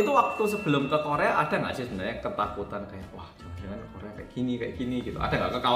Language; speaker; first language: Indonesian; native; Indonesian